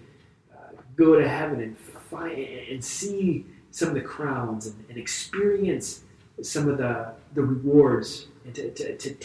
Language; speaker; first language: English; native; English